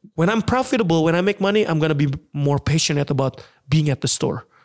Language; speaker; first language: English; non-native, fluent; Indonesian